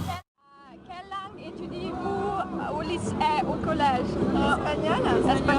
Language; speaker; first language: French; non-native, learner; English